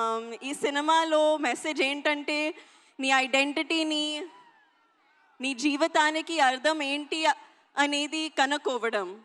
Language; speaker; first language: Telugu; non-native, learner; Hindi